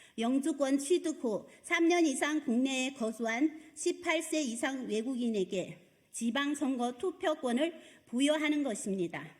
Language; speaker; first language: Korean; non-native, fluent; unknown